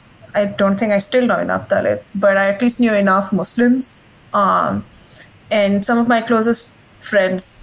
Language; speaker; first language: English; non-native, local second language; Hindi